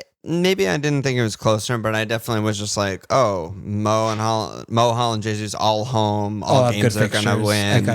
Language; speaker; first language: English; native; English